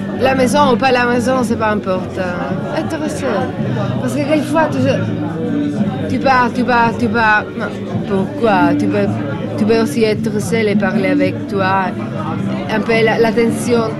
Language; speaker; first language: French; non-native, learner; Italian